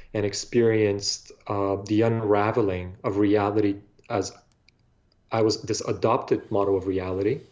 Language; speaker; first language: English; non-native, fluent; Bulgarian